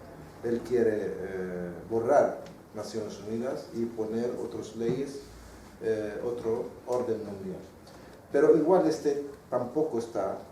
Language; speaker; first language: Spanish; non-native, fluent; Arabic